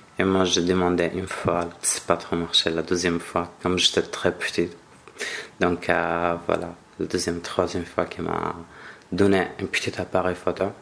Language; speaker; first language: French; non-native, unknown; Arabic